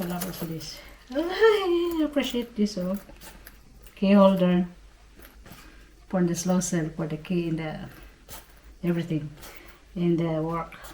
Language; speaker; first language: English; non-native, learner; Cebuano